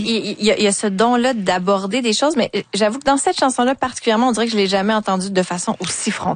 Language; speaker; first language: French; native; French